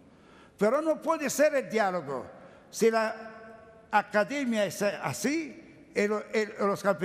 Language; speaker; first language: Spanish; non-native, learner; Italian